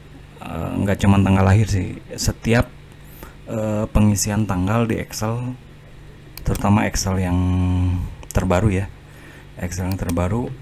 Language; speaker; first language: Indonesian; native; Indonesian